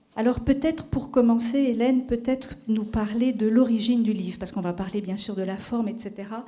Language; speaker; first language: French; native; French